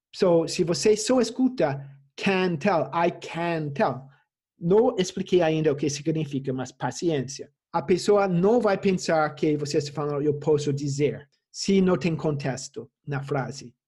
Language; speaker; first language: Portuguese; non-native, fluent; English